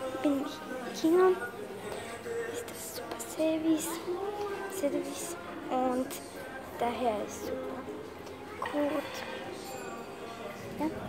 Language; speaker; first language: German; non-native, learner; Slovak